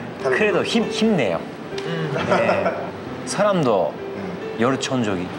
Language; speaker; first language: Korean; non-native, learner; Japanese